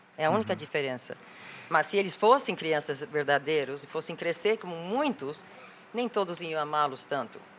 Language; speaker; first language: Portuguese; non-native, fluent; English